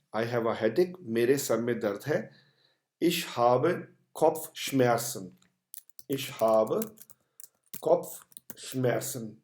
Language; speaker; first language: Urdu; non-native, local second language; Punjabi